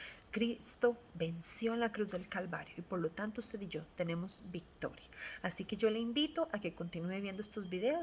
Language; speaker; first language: Spanish; native; Spanish